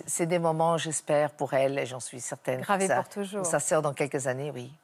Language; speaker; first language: French; non-native, fluent; Italian